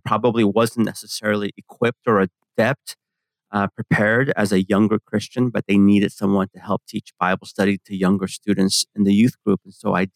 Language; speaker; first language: English; early bilingual, other home language; Korean